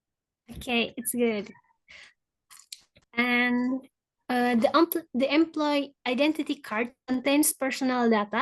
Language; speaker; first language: English; non-native, fluent; Indonesian